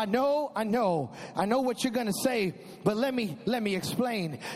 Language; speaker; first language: English; early bilingual, other home language; Spanish